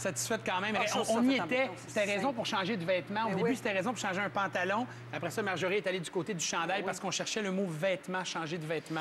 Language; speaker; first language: French; native; French